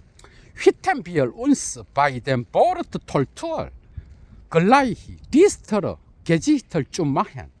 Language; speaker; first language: German; non-native, learner; Korean